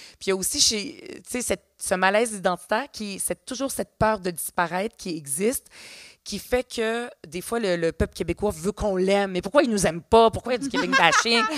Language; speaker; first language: French; early bilingual, other home language; Arabic